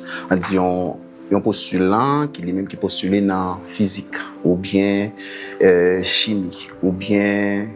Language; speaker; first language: Haitian Creole; native; Haitian Creole